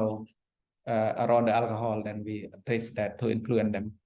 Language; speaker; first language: English; non-native, fluent; Khmer